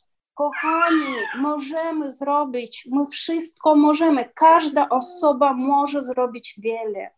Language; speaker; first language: Polish; non-native, learner; Ukrainian